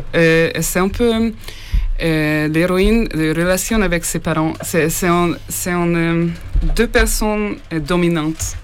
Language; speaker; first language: French; non-native, learner; Hungarian